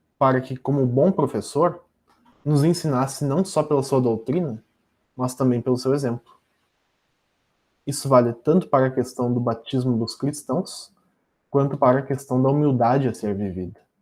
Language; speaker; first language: Portuguese; native; Portuguese